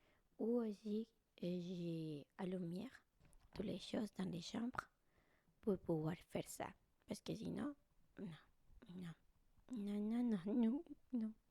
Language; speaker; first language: French; non-native, learner; Spanish